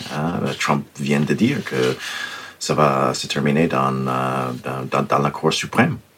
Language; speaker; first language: French; non-native, fluent; English